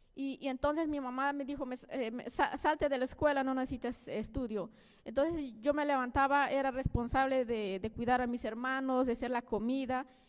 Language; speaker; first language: Spanish; native; Spanish